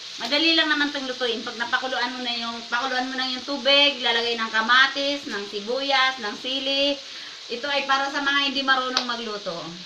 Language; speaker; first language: Filipino; non-native, local second language; Bikol